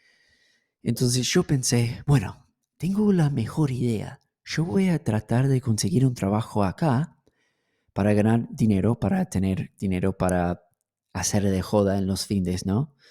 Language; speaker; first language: Spanish; non-native, fluent; English